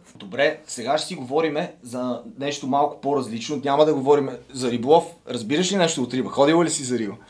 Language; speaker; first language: Bulgarian; native; Bulgarian